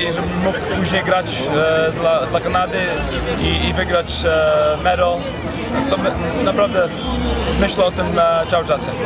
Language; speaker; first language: Polish; early bilingual, heritage; Polish